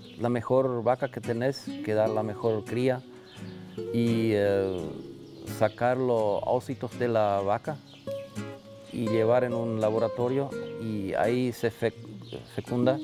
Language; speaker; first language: Spanish; non-native, local second language; German